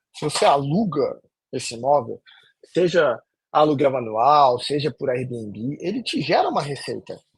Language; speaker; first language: Portuguese; native; Portuguese